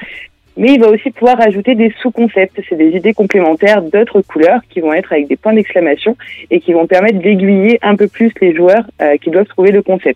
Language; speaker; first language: French; native; French